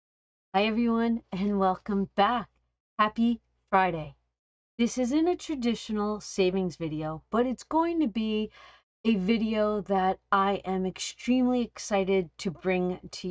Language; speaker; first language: English; native; English